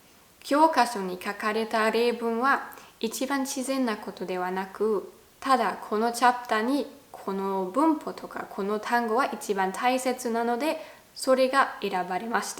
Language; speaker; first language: Japanese; non-native, fluent; German